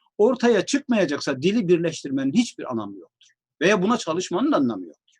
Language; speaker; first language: Turkish; native; Turkish